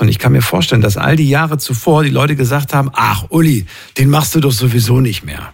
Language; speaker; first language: German; native; German